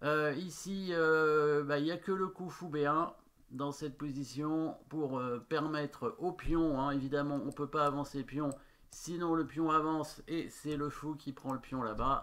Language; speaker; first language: French; native; French